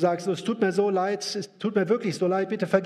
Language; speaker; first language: German; native; German